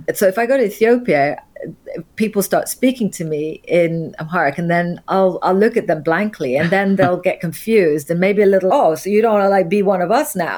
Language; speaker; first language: English; native; English